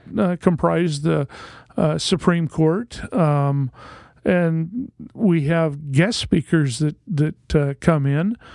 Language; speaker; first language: English; native; English